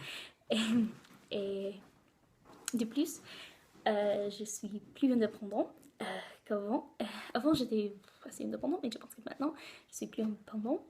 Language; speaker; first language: French; non-native, learner; English